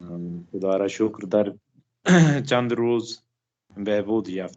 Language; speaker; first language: Persian; non-native, learner; Urdu